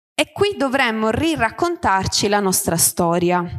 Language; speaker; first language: Italian; native; Italian